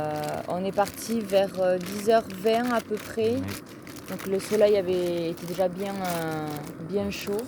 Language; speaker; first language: French; native; French